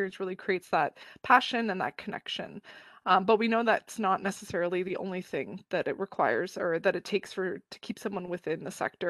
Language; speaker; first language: English; native; English